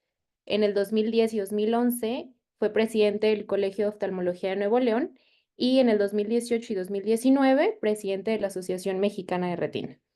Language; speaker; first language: Spanish; native; Spanish